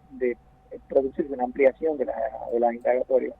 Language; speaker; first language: Spanish; native; Spanish